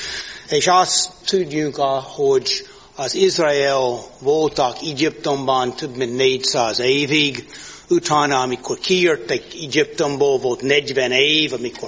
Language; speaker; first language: Hungarian; non-native, learner; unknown